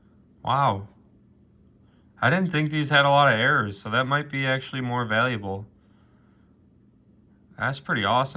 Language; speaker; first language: English; native; English